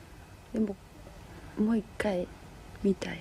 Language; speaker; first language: Japanese; non-native, learner; Spanish